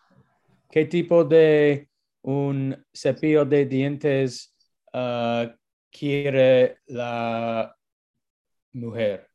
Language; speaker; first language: Spanish; non-native, learner; English